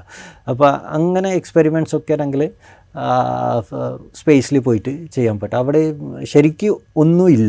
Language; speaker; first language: Malayalam; non-native, fluent; Bangla